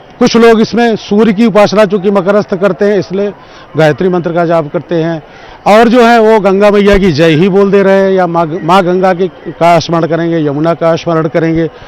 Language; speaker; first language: Hindi; native; Hindi